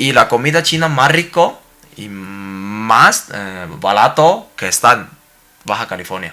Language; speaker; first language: Spanish; non-native, learner; Cantonese